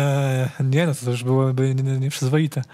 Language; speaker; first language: Polish; native; Polish